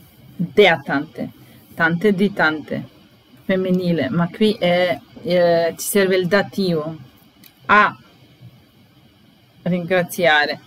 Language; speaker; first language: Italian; non-native, fluent; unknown